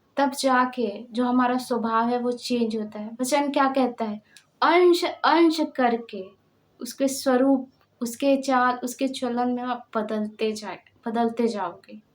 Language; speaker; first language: Hindi; non-native, local second language; Marathi